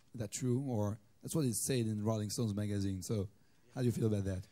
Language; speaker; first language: English; non-native, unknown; French